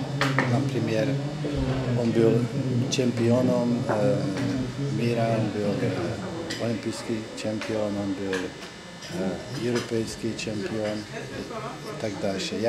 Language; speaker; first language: Russian; non-native, local second language; Latvian